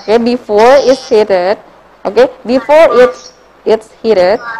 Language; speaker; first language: English; non-native, learner; Indonesian